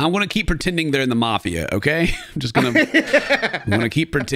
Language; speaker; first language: English; native; English